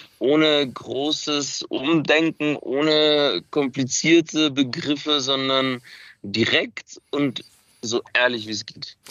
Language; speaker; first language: German; early bilingual, other home language; Macedonian